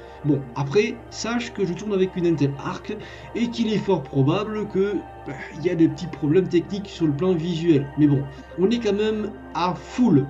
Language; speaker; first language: French; native; French